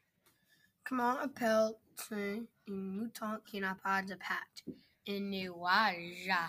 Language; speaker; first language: French; non-native, learner; English